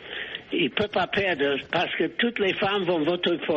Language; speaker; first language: French; non-native, fluent; English